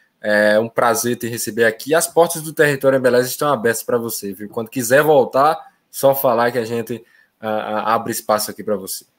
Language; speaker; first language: Portuguese; native; Portuguese